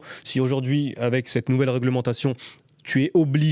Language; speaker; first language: French; native; French